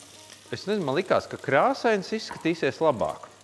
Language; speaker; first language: Latvian; native; Latvian